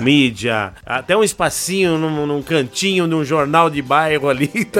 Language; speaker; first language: Portuguese; native; Portuguese